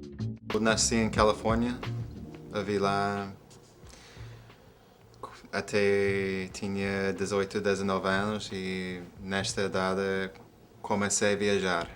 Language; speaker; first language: Portuguese; non-native, fluent; English